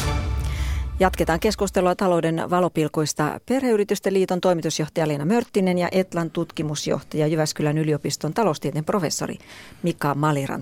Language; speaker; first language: Finnish; native; Finnish